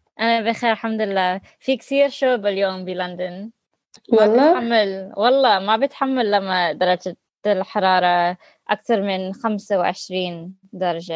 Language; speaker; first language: Arabic; non-native, learner; English